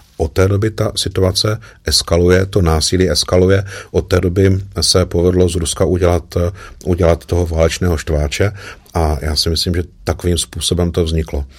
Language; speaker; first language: Czech; native; Czech